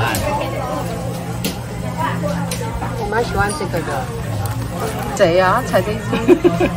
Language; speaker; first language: Chinese; native; Chinese